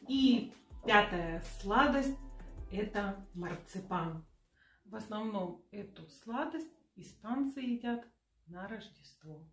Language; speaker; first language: Russian; native; Russian